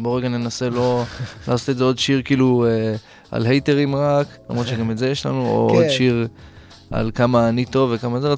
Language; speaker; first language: Hebrew; native; Hebrew